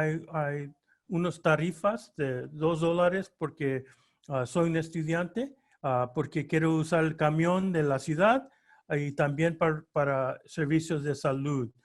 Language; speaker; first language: Spanish; early bilingual, heritage; Spanish